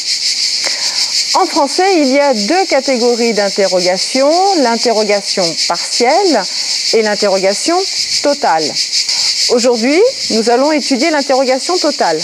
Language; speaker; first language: French; native; French